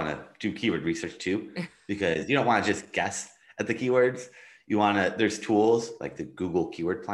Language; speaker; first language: English; native; English